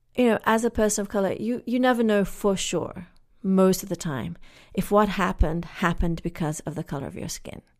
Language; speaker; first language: English; native; English